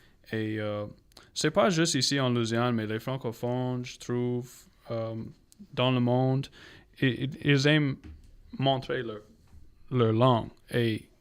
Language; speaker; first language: French; non-native, local second language; English